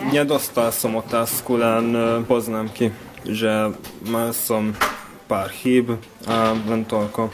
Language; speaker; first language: Slovak; non-native, local second language; Hungarian